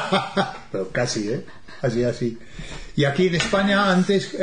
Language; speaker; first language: Spanish; non-native, fluent; English